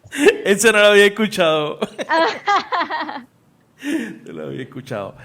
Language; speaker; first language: Spanish; native; Spanish